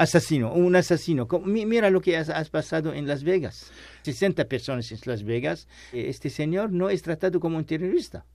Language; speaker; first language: Spanish; non-native, learner; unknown